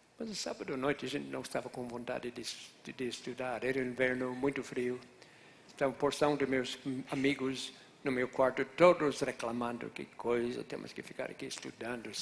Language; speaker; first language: Portuguese; non-native, fluent; English